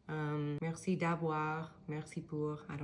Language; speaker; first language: French; non-native, learner; English